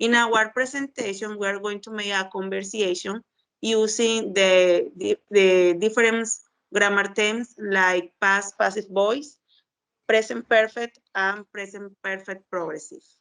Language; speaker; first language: English; non-native, learner; Spanish